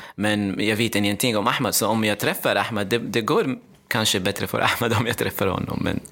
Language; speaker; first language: Swedish; non-native, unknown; Arabic